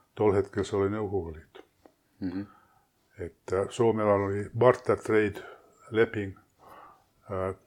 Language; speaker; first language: Estonian; non-native, fluent; Swedish